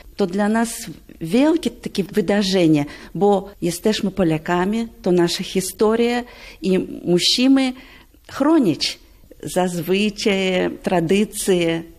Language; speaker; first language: Polish; non-native, learner; Russian